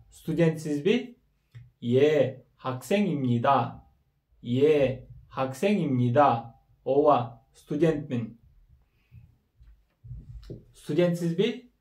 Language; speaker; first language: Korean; non-native, fluent; Kyrgyz